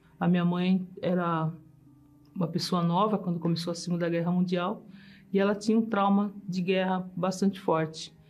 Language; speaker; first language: Portuguese; early bilingual, other home language; German